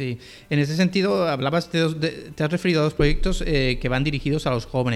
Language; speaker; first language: Spanish; native; Spanish